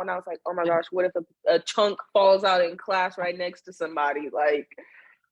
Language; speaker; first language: English; native; English